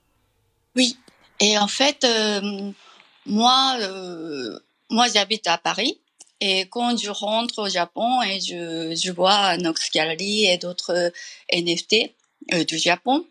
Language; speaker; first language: French; non-native, fluent; Japanese